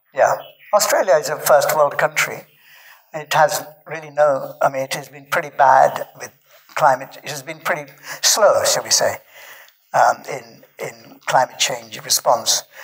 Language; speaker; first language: English; non-native, local second language; Marathi